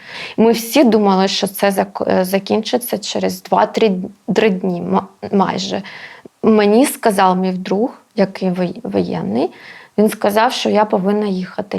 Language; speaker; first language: Ukrainian; non-native, local second language; Russian